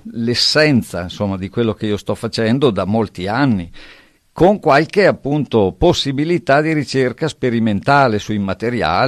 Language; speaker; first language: Italian; native; Italian